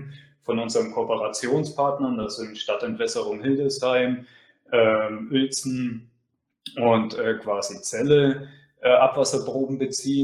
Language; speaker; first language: German; native; German